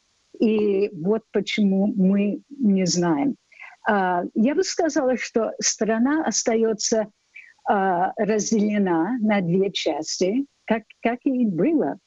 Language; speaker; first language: Russian; non-native, fluent; English